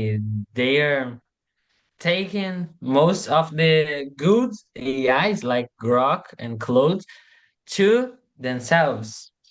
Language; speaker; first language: English; non-native, learner; Portuguese